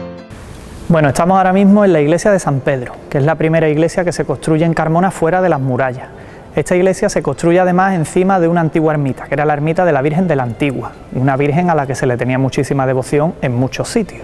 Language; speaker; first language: Spanish; native; Spanish